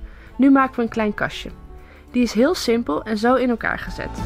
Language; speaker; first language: Dutch; native; Dutch